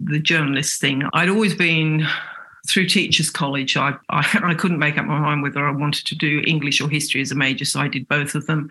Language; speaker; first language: English; native; English